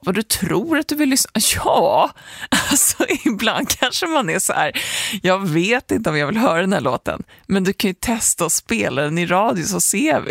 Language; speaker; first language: Swedish; native; Swedish